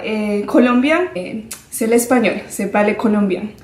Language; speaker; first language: French; non-native, fluent; Spanish